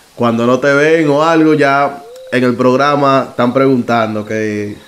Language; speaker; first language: Spanish; native; Spanish